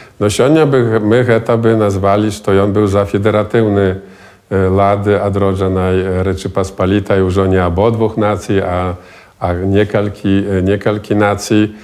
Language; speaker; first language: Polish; non-native, local second language; Belarusian